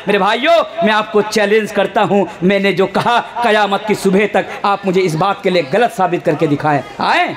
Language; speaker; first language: Hindi; non-native, local second language; Bangla